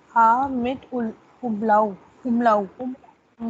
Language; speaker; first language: German; non-native, learner; Hindi